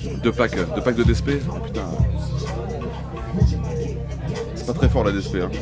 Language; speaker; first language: French; native; French